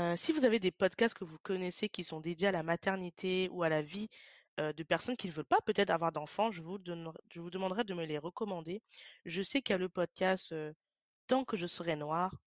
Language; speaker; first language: French; native; French